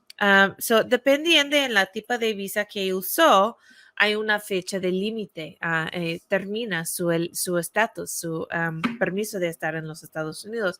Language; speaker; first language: Spanish; non-native, fluent; English